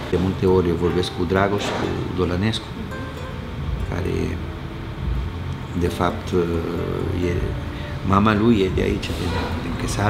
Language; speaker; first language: Romanian; non-native, fluent; Spanish